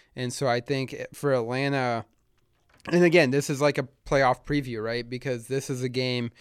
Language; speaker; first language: English; native; English